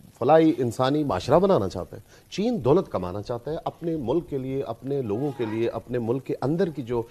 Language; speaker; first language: Urdu; native; Urdu